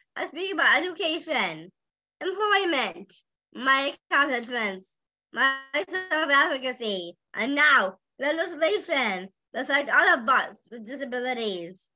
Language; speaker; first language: English; native; English